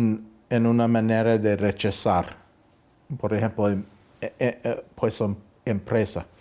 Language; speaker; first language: Spanish; non-native, fluent; English